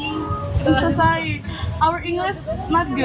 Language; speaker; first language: English; non-native, learner; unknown